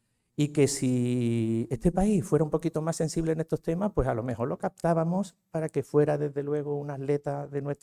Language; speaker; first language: Spanish; native; Spanish